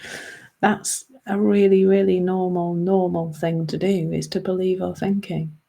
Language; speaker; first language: English; native; English